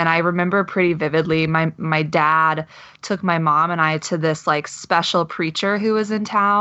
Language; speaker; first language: English; native; English